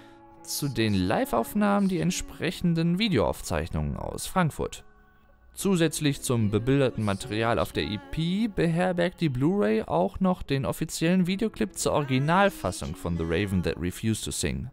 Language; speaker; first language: German; native; German